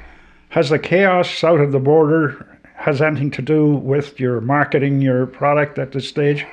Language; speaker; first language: English; native; English